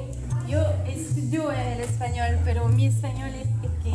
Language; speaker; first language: Spanish; non-native, learner; French